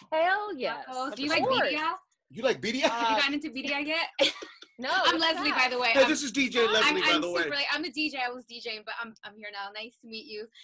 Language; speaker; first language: English; native; English